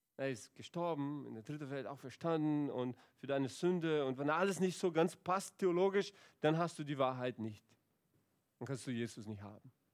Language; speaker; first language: German; non-native, fluent; Portuguese